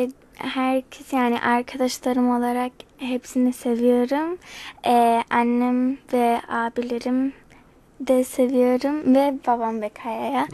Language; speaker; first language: Turkish; non-native, learner; English